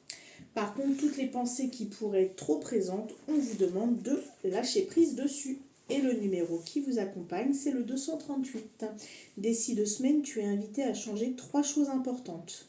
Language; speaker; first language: French; native; French